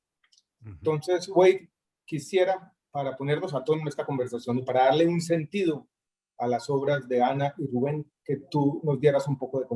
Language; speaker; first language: Spanish; native; Spanish